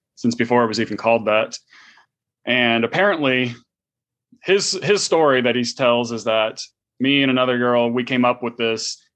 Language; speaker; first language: English; native; English